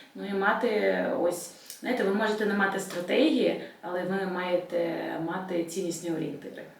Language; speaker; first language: Ukrainian; non-native, local second language; Russian